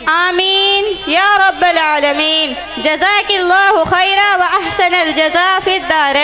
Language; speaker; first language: Arabic; non-native, learner; Urdu